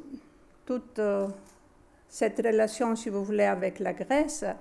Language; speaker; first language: French; non-native, fluent; Greek